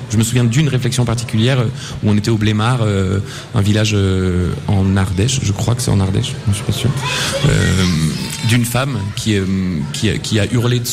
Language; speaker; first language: French; native; French